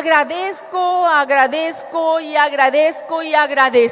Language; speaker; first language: Spanish; native; Spanish